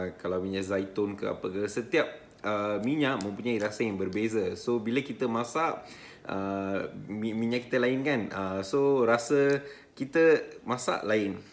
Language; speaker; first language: Malay; non-native, local second language; Tamil